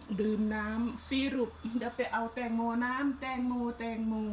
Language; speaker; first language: Thai; native; Thai